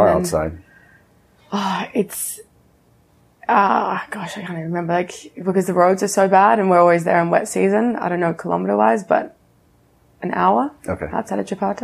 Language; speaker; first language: English; native; English